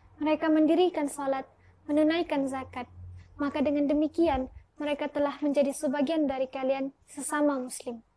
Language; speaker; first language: Indonesian; early bilingual, heritage; Indonesian